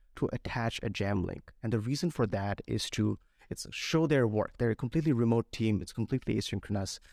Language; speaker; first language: English; non-native, local second language; Bangla